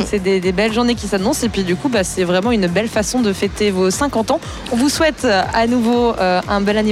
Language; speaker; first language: French; native; French